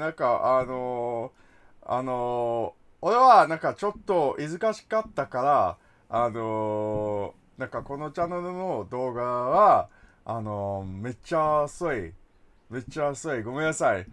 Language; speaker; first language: Japanese; non-native, learner; English